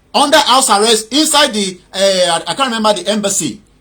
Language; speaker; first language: English; non-native, local second language; Yoruba